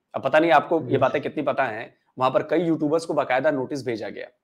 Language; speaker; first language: Hindi; native; Hindi